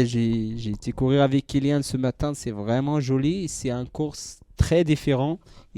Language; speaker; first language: French; non-native, learner; Central Atlas Tamazight